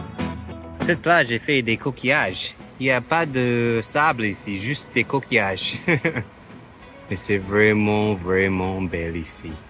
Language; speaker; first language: French; non-native, fluent; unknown